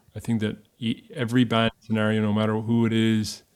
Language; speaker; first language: English; native; English